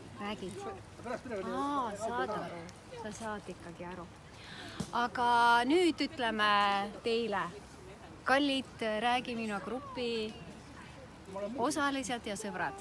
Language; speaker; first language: Estonian; non-native, local second language; Russian